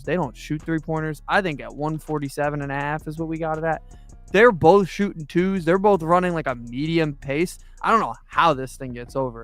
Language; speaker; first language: English; native; English